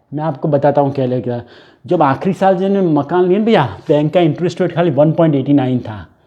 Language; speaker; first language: Hindi; non-native, local second language; Gujarati